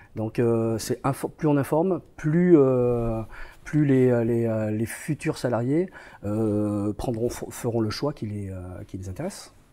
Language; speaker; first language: French; native; French